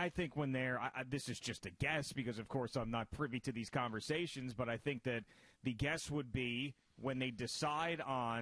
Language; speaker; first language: English; native; English